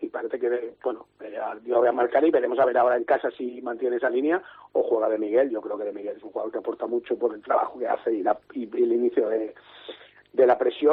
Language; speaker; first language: Spanish; native; Spanish